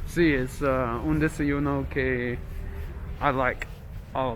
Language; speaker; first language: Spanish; non-native, learner; English